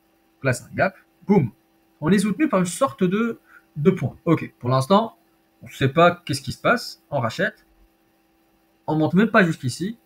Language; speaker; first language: French; native; French